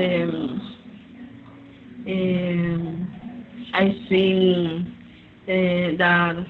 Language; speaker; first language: English; non-native, learner; Spanish